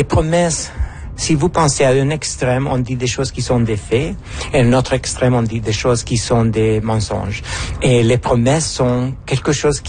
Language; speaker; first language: French; non-native, fluent; Spanish